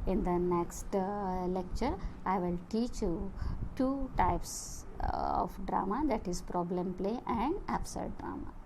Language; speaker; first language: English; non-native, local second language; Marathi